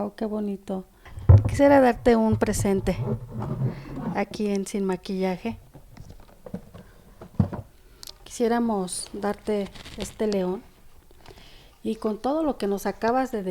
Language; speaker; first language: Spanish; native; Spanish